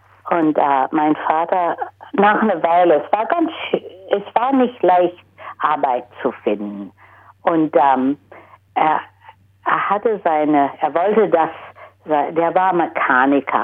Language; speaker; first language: German; early bilingual, heritage; German